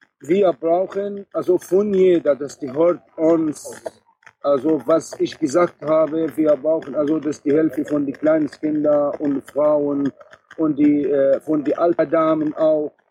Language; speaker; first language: German; non-native, learner; Arabic